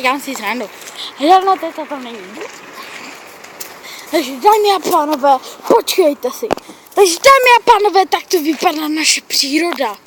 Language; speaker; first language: Czech; native; Czech